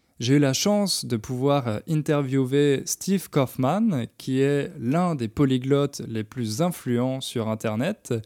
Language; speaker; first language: French; native; French